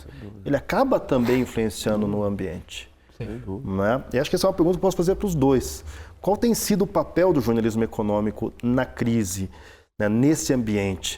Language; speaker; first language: Portuguese; native; Portuguese